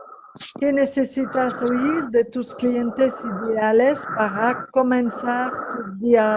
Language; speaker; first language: Spanish; non-native, fluent; French